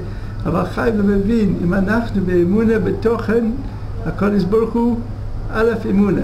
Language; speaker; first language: Hebrew; non-native, fluent; English